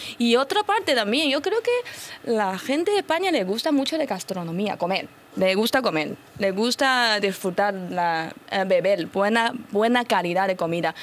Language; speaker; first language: Spanish; non-native, fluent; Chinese